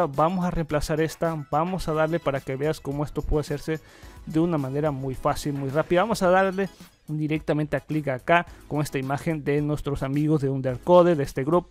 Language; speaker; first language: Spanish; native; Spanish